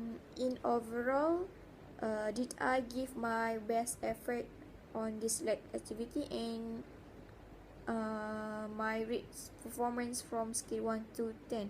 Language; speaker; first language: English; non-native, learner; Malay